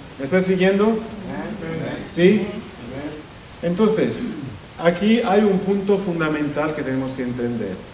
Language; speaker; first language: Spanish; non-native, fluent; Italian